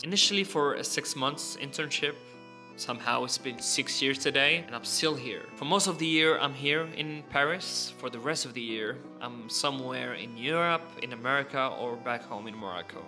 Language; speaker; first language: English; non-native, fluent; Arabic